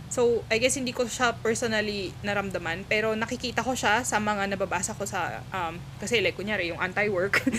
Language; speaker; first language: Filipino; native; Filipino